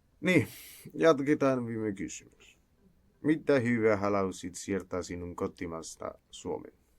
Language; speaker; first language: Finnish; non-native, learner; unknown